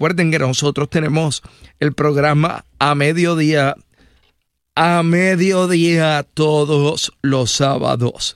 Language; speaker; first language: Spanish; native; Spanish